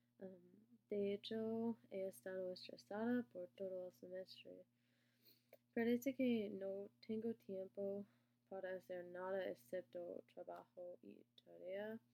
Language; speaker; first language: Spanish; non-native, learner; English